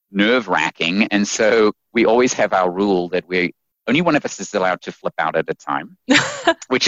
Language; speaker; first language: English; native; English